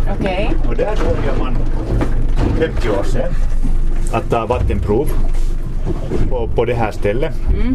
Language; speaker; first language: Swedish; non-native, local second language; Finnish